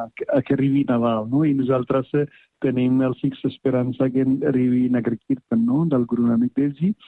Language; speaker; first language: Catalan; non-native, fluent; Punjabi